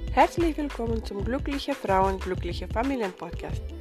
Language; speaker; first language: German; non-native, fluent; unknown